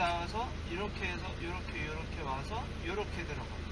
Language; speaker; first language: Korean; native; Korean